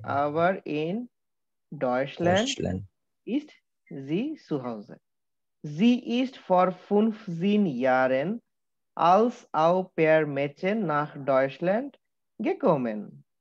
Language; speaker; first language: German; non-native, learner; Bangla